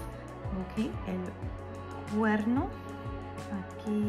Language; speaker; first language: Spanish; early bilingual, heritage; Spanish